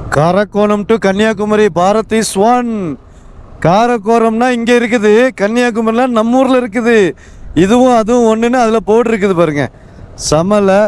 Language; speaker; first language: Tamil; native; Tamil